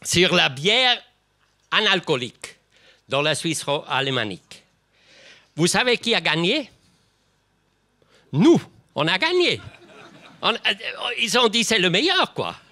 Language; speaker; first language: French; non-native, local second language; German